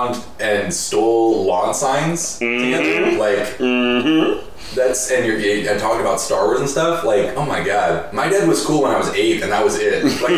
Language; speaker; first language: English; native; English